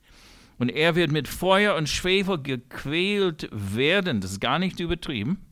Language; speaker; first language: German; non-native, fluent; English